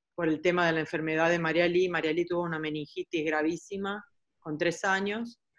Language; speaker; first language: Spanish; early bilingual, heritage; Spanish